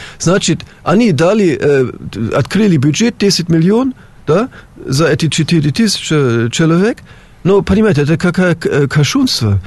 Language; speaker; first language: Russian; non-native, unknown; German